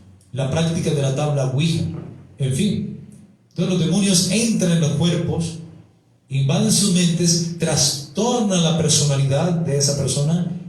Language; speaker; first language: Spanish; native; Spanish